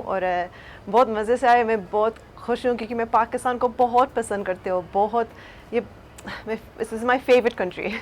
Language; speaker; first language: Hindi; early bilingual, heritage; Hindi